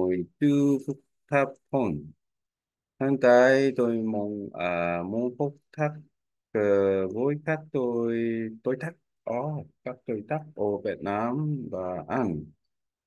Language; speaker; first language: Vietnamese; non-native, learner; Korean